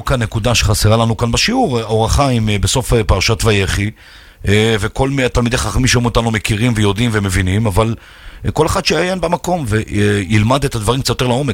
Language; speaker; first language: Hebrew; native; Hebrew